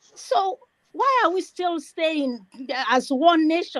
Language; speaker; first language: English; non-native, local second language; Yoruba